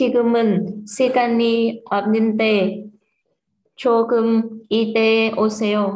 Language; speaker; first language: Korean; non-native, learner; Vietnamese